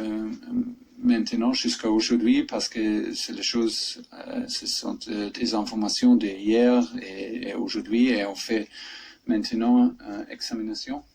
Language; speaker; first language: French; non-native, fluent; German